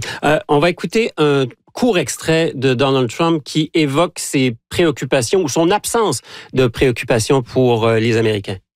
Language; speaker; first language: French; native; French